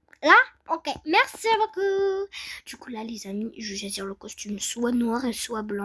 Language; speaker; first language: French; native; French